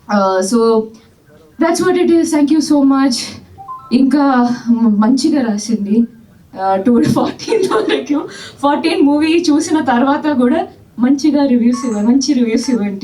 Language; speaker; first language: Telugu; non-native, fluent; Malayalam